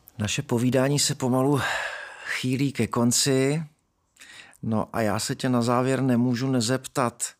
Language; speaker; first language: Czech; native; Czech